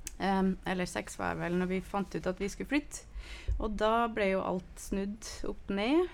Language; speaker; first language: Norwegian; early bilingual, heritage; Norwegian